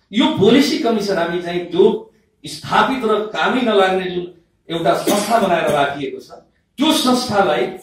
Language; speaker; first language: Nepali; non-native, local second language; Bhojpuri